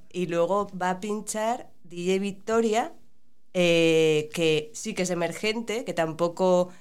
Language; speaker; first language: Spanish; native; Spanish